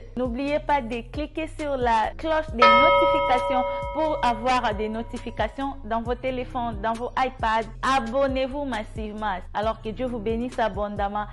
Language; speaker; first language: French; non-native, local second language; Lingala